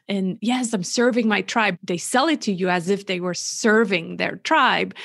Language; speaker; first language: English; non-native, fluent; German